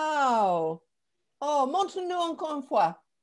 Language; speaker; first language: French; non-native, fluent; English